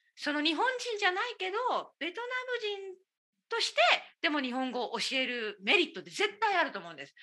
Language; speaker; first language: Japanese; native; Japanese